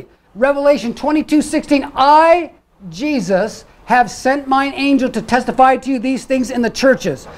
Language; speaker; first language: English; native; English